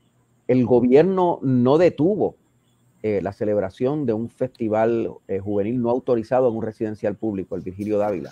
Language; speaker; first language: Spanish; native; Spanish